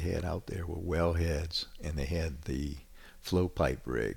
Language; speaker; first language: English; native; English